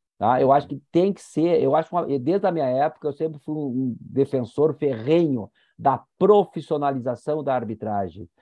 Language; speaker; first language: Portuguese; native; Portuguese